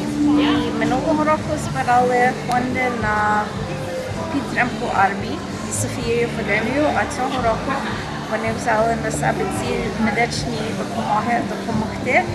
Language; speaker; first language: Ukrainian; early bilingual, heritage; Ukrainian